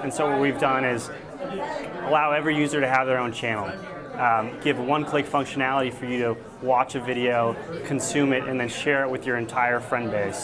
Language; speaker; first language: English; native; English